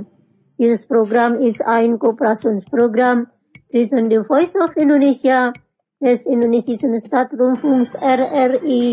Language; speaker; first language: German; non-native, fluent; Indonesian